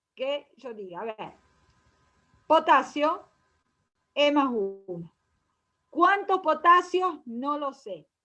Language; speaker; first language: Spanish; native; Spanish